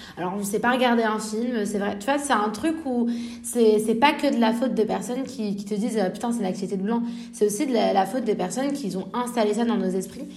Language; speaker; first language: French; native; French